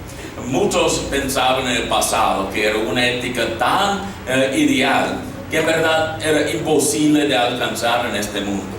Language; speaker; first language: Spanish; non-native, fluent; English